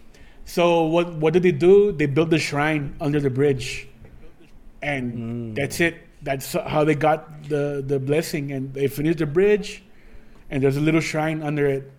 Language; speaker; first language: English; early bilingual, other home language; Spanish